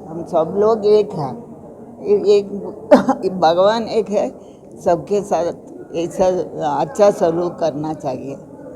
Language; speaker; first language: Hindi; non-native, local second language; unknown